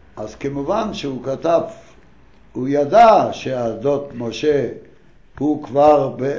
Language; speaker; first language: Hebrew; non-native, fluent; Yiddish